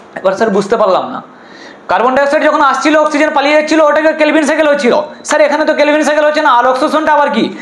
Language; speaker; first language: Bangla; non-native, local second language; Hindi